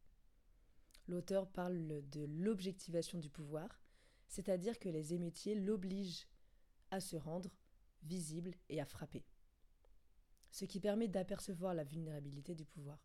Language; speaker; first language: French; native; French